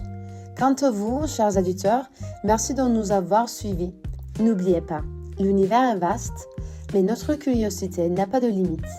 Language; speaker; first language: French; non-native, learner; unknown